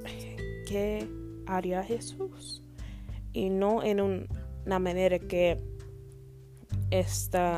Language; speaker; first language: Spanish; non-native, learner; English